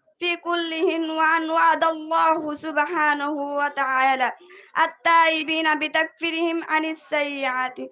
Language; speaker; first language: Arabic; non-native, learner; Bangla